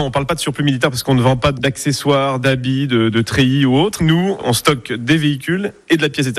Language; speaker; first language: French; native; French